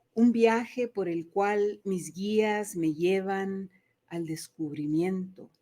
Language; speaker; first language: Spanish; early bilingual, other home language; English